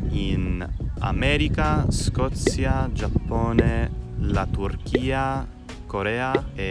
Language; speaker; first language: Italian; non-native, fluent; English